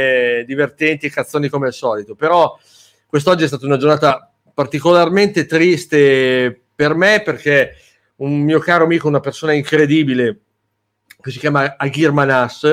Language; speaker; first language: Italian; native; Italian